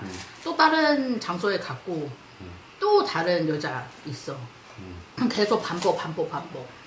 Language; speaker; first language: Korean; non-native, fluent; Chinese